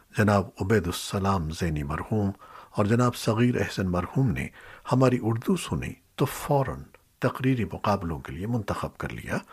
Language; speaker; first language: Urdu; native; Urdu